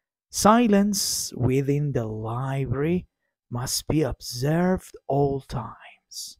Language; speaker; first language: English; non-native, fluent; Persian